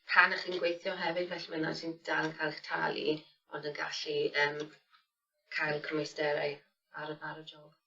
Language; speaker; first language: Welsh; non-native, local second language; English